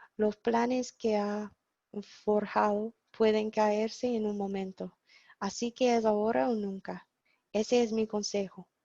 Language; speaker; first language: Spanish; non-native, fluent; English